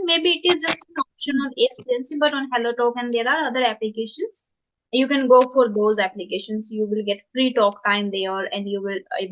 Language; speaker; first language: English; non-native, local second language; Hindi